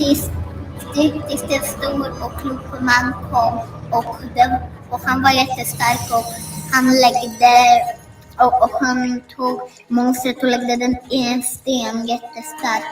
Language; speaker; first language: Swedish; non-native, learner; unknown